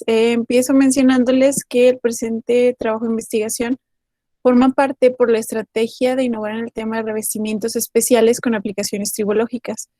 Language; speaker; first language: Spanish; native; Spanish